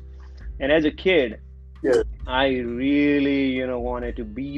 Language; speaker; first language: English; non-native, local second language; Nepali